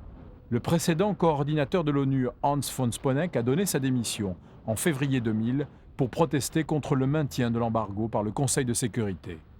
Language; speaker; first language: French; native; French